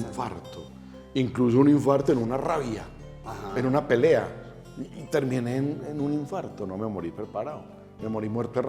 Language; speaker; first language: Spanish; native; Spanish